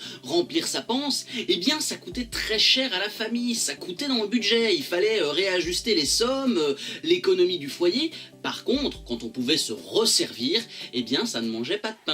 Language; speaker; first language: French; native; French